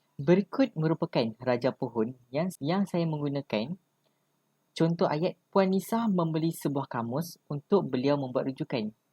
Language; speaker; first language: Malay; native; Malay